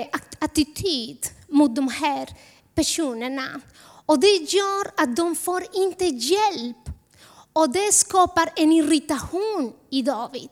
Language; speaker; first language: Swedish; non-native, fluent; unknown